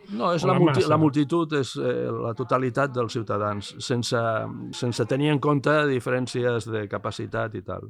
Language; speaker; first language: Catalan; non-native, local second language; Spanish